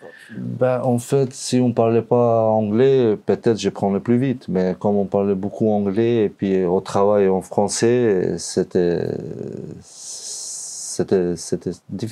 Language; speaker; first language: French; non-native, learner; Albanian